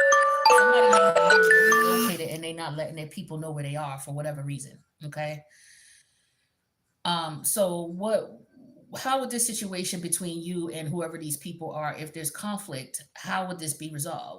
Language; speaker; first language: English; native; English